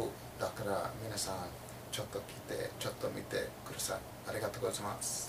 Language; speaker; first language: Japanese; non-native, learner; English